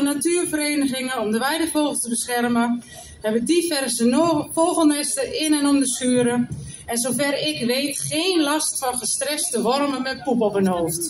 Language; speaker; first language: Dutch; native; Dutch